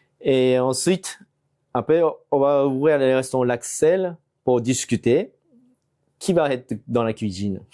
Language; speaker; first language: French; non-native, fluent; Japanese